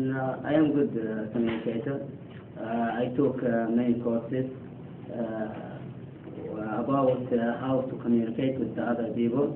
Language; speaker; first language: English; non-native, learner; Arabic